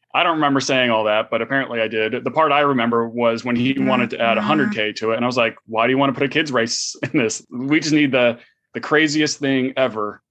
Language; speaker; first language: English; native; English